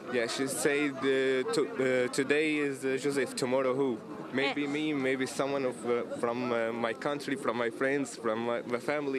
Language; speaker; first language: English; non-native, fluent; Arabic